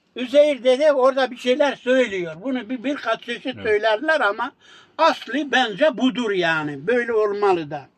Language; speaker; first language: Turkish; native; Turkish